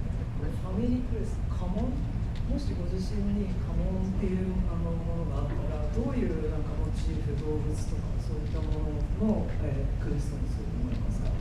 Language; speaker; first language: Japanese; native; Japanese